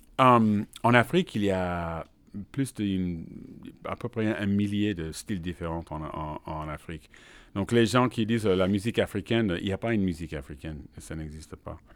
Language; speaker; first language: French; non-native, fluent; English